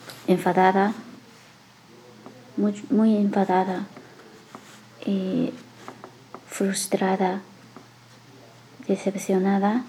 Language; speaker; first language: Spanish; non-native, learner; Chinese